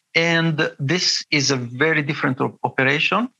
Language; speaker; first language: English; non-native, fluent; Italian